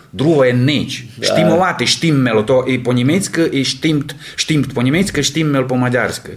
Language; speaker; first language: Ukrainian; native; Ukrainian